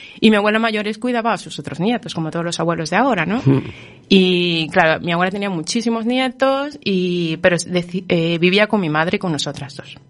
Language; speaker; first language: Spanish; native; Spanish